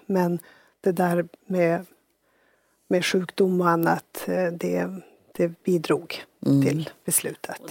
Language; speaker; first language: Swedish; native; Swedish